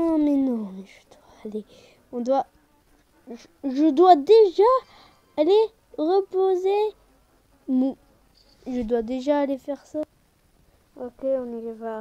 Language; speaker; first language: French; native; French